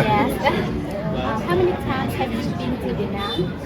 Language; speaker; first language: English; non-native, fluent; Vietnamese